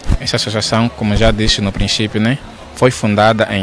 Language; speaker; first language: Portuguese; native; Portuguese